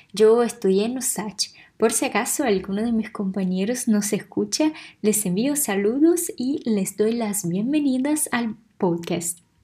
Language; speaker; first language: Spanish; non-native, fluent; Portuguese